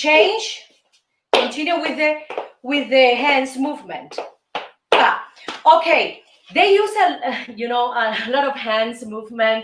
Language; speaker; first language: English; non-native, fluent; Spanish